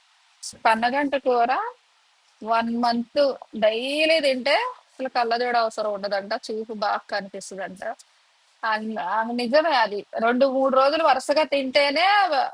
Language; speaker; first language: Telugu; native; Telugu